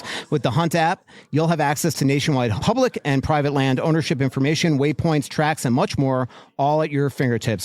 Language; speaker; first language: English; native; English